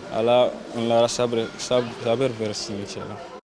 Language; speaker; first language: Turkish; non-native, fluent; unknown